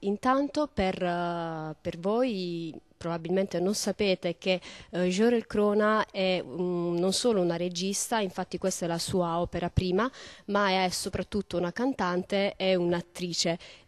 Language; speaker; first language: Italian; native; Italian